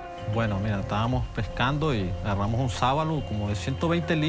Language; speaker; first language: Spanish; native; Spanish